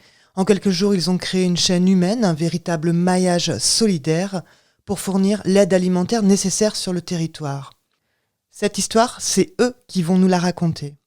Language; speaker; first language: French; native; French